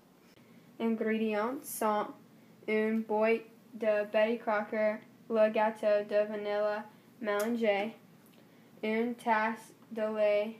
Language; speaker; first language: French; non-native, learner; English